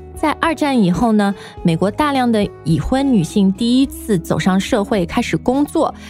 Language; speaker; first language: Chinese; native; Chinese